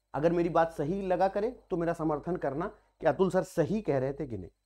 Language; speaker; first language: Hindi; native; Hindi